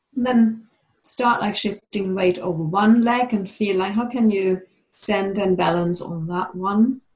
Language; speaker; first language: English; non-native, fluent; German